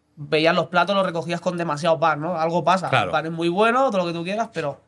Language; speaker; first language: Spanish; native; Spanish